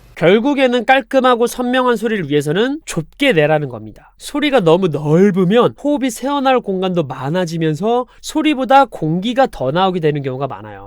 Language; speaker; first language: Korean; native; Korean